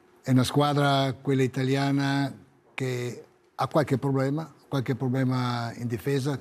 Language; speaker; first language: Italian; native; Italian